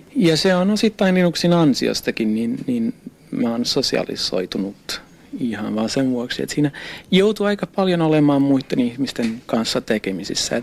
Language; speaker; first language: Finnish; non-native, local second language; Swedish